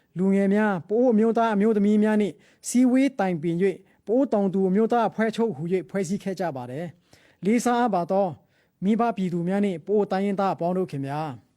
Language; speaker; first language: Burmese; non-native, local second language; Pa'o Karen